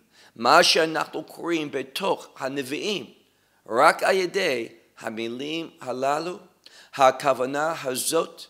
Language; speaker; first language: Hebrew; non-native, fluent; English